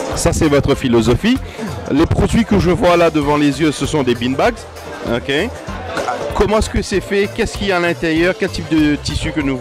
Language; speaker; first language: French; non-native, local second language; Morisyen